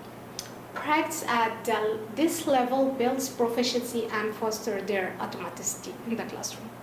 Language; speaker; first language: English; non-native, fluent; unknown